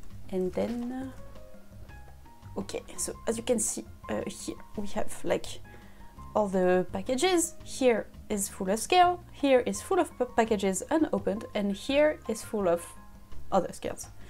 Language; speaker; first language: English; non-native, fluent; French